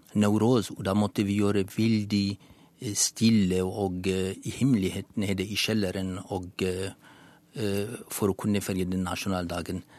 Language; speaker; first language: Norwegian; non-native, fluent; Kurdish